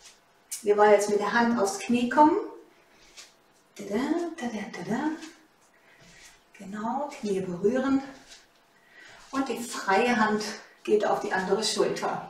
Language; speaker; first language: German; native; German